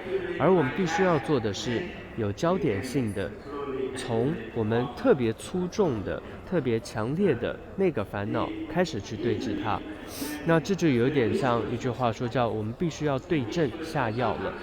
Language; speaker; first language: Chinese; native; Chinese